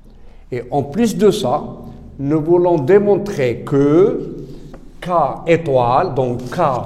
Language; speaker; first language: French; non-native, local second language; Arabic